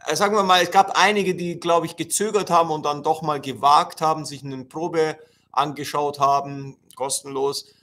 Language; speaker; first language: German; non-native, fluent; Italian